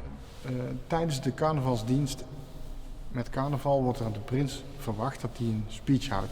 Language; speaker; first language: Dutch; native; Dutch